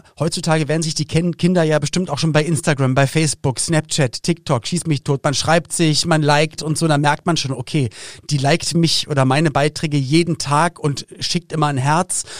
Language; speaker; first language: German; native; German